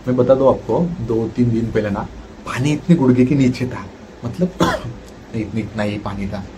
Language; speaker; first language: Hindi; non-native, local second language; Marathi